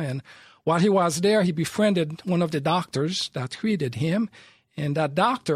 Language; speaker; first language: English; early bilingual, other home language; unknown